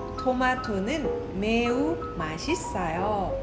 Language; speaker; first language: Korean; non-native, fluent; Thai